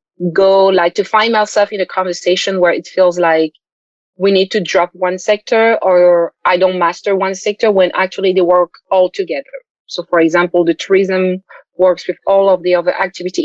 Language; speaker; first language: English; non-native, local second language; French